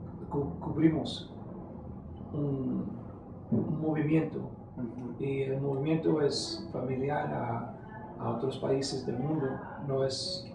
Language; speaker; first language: Spanish; early bilingual, heritage; English